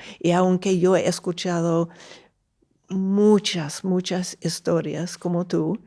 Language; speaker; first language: Spanish; non-native, fluent; English